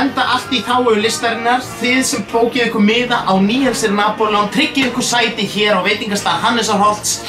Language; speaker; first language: Icelandic; native; Icelandic